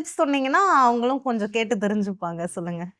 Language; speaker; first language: Tamil; native; Tamil